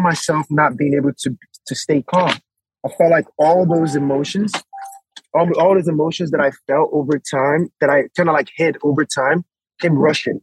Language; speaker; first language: English; non-native, local second language; Yoruba